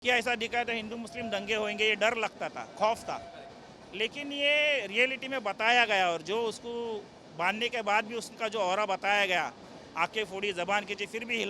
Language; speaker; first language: Hindi; native; Hindi